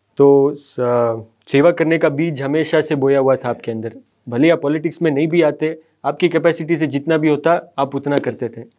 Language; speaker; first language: Hindi; native; Hindi